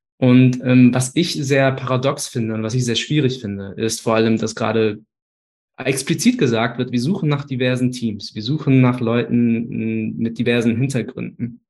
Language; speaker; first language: German; early bilingual, other home language; Turkish